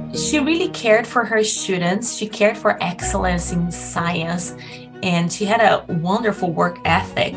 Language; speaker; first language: English; non-native, fluent; Portuguese